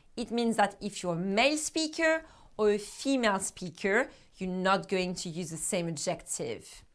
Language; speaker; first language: English; non-native, fluent; French